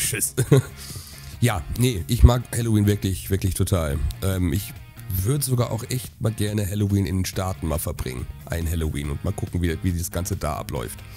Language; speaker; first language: German; native; German